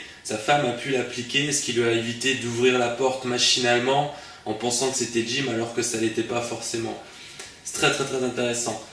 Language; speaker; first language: French; native; French